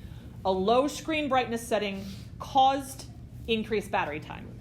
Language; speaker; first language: English; native; English